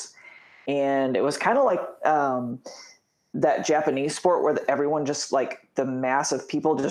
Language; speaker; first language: English; native; English